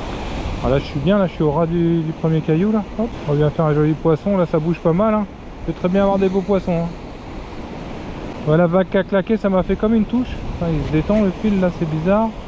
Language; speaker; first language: French; native; French